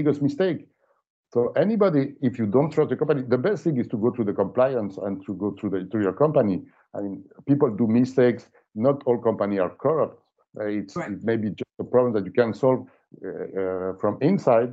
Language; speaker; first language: English; non-native, fluent; French